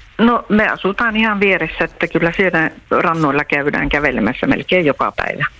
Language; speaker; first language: Finnish; native; Finnish